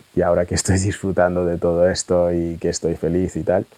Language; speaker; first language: Spanish; early bilingual, other home language; Russian